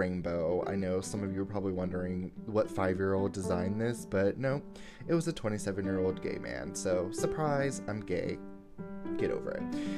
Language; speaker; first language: English; native; English